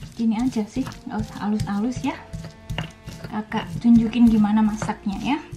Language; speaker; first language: Indonesian; native; Indonesian